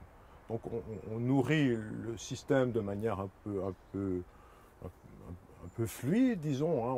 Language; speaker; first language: French; native; French